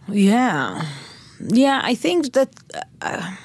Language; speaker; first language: English; non-native, fluent; Hebrew